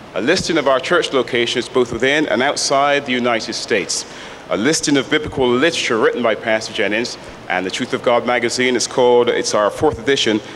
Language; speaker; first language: English; native; English